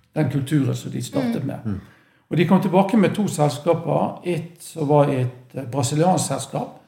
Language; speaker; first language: Norwegian; native; Norwegian